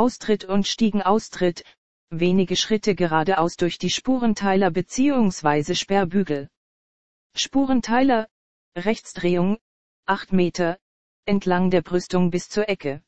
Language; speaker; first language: German; native; German